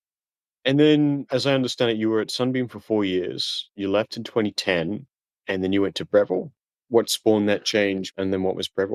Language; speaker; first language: English; native; English